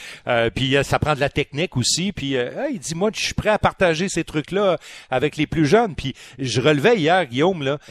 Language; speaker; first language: French; native; French